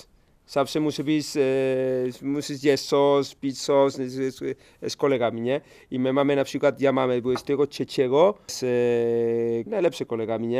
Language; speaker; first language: Polish; non-native, learner; Spanish